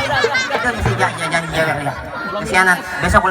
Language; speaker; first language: Indonesian; native; Indonesian